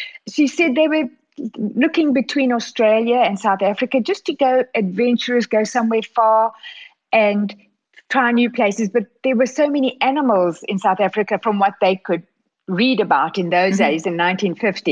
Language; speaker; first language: English; native; English